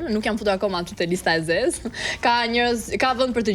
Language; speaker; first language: Albanian; native; Albanian